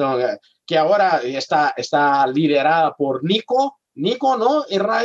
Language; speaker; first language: Spanish; non-native, fluent; Portuguese